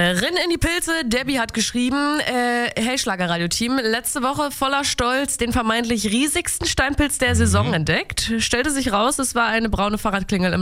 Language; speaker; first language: German; native; German